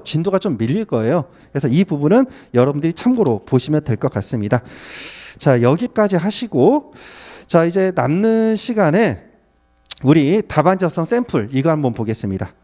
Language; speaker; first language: Korean; native; Korean